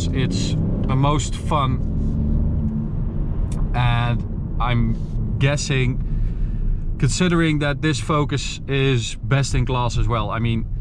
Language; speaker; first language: English; non-native, fluent; Dutch